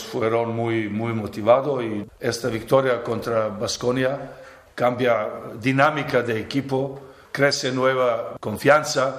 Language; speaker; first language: Spanish; non-native, fluent; Serbian